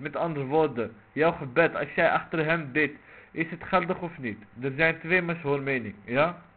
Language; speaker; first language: Dutch; non-native, local second language; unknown